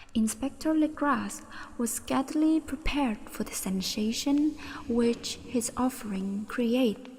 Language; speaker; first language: English; non-native, learner; Vietnamese